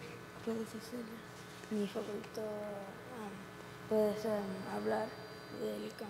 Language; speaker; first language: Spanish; early bilingual, heritage; English